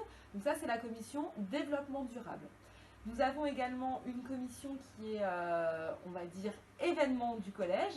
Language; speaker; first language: French; native; French